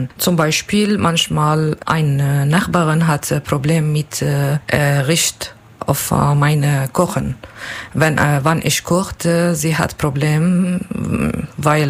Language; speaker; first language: German; non-native, learner; Kurdish